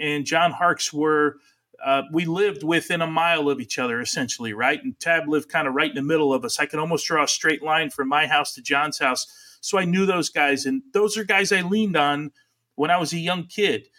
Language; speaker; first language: English; early bilingual, other home language; Italian